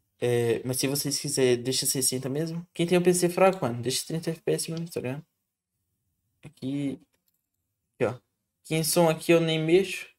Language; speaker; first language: Portuguese; native; Portuguese